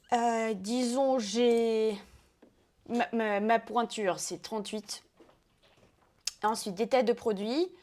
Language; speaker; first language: French; non-native, fluent; Russian